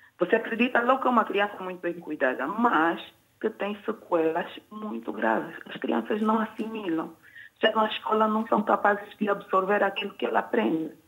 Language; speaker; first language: Portuguese; native; Portuguese